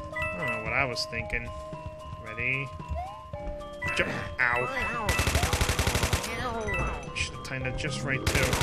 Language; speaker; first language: English; native; English